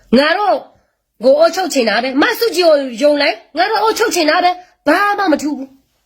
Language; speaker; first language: Burmese; non-native, local second language; S'gaw Karen